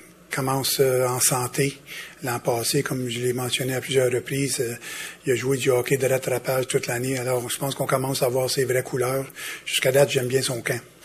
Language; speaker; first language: French; native; French